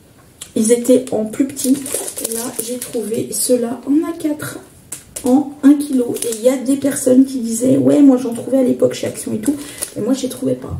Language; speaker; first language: French; native; French